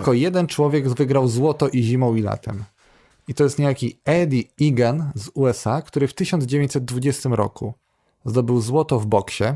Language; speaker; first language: Polish; native; Polish